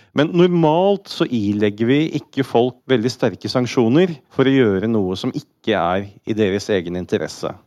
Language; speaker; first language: Norwegian; native; Norwegian